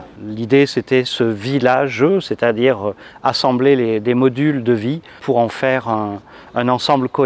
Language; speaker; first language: French; native; French